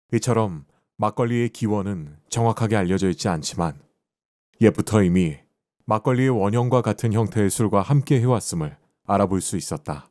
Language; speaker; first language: Korean; native; Korean